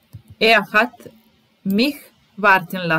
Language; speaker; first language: German; non-native, fluent; Serbian